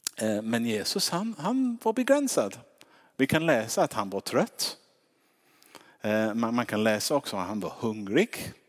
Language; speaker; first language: Swedish; non-native, fluent; English